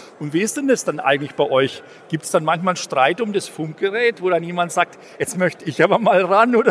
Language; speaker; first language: German; native; German